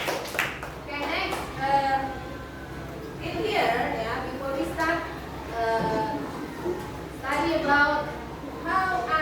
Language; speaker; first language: English; non-native, learner; Indonesian